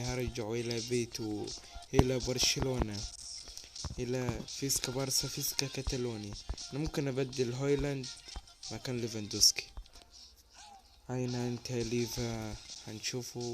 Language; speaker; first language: Arabic; native; Arabic